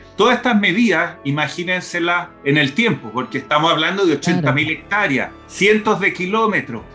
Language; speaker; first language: Spanish; early bilingual, other home language; Portuguese